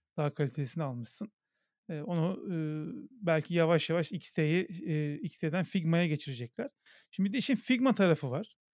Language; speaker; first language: Turkish; native; Turkish